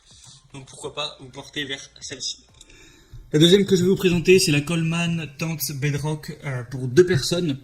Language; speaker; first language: French; native; French